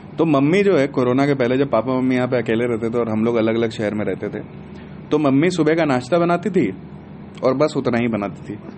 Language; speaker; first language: Hindi; native; Hindi